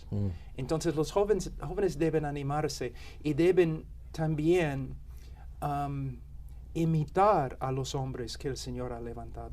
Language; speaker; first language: Spanish; non-native, fluent; English